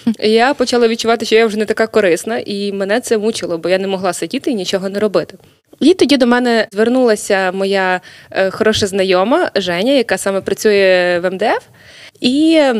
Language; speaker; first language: Ukrainian; native; Ukrainian